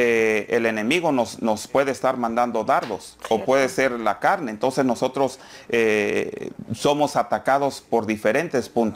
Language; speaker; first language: Spanish; native; Spanish